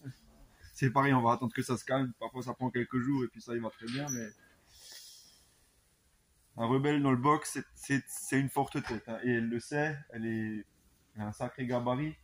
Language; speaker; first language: French; native; French